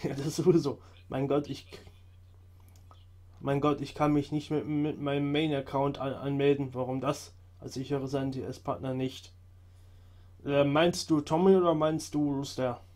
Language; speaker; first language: German; native; German